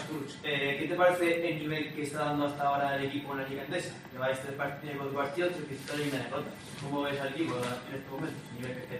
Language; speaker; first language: Spanish; native; Spanish